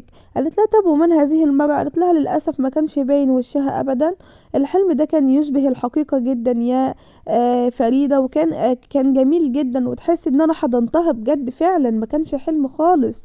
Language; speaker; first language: Arabic; native; Arabic